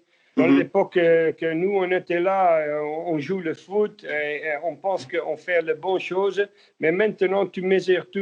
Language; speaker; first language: French; non-native, learner; Dutch